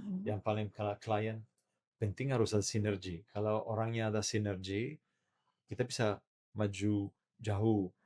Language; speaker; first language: Indonesian; non-native, learner; Italian